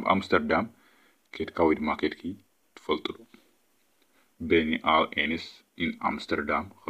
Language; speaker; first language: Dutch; non-native, fluent; Tigrinya